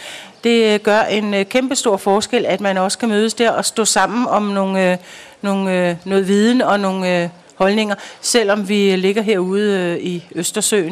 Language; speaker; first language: Danish; native; Danish